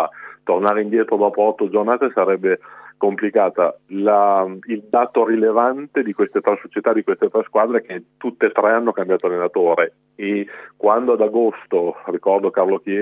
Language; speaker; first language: Italian; native; Italian